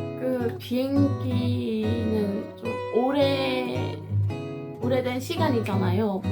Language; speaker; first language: Korean; non-native, fluent; French